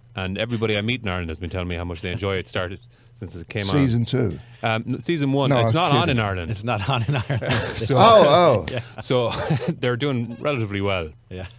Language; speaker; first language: English; native; English